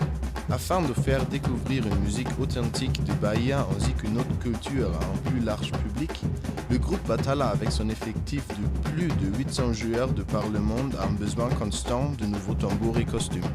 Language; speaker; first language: French; non-native, fluent; German